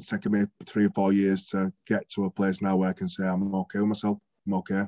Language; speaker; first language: English; native; English